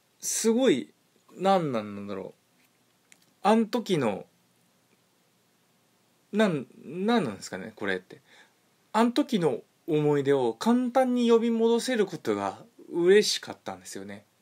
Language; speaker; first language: Japanese; native; Japanese